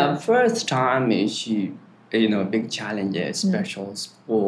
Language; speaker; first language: English; non-native, learner; Tibetan